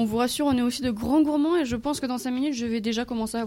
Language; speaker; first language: French; native; French